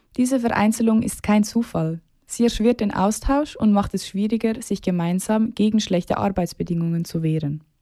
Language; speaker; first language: German; native; German